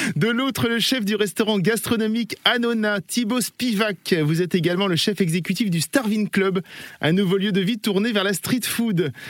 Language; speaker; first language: French; native; French